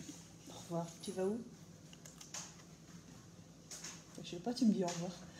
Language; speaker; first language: French; native; French